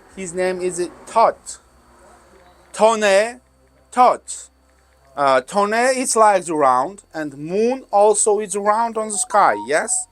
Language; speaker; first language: English; non-native, learner; Georgian